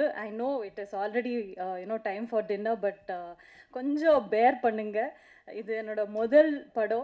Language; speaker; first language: Tamil; non-native, learner; Kannada